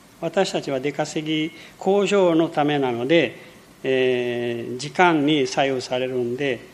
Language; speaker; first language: Japanese; early bilingual, heritage; Portuguese